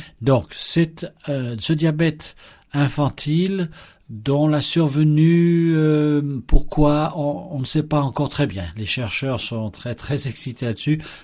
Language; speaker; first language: French; native; French